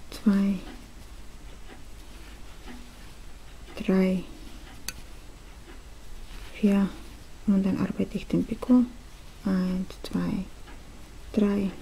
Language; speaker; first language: German; non-native, fluent; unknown